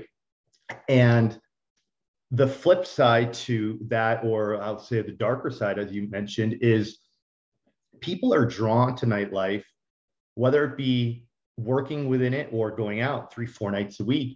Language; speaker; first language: English; native; English